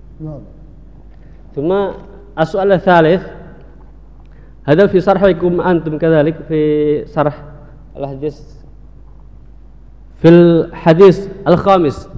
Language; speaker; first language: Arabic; non-native, fluent; Indonesian